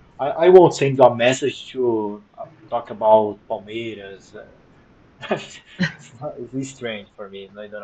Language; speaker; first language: English; non-native, fluent; Portuguese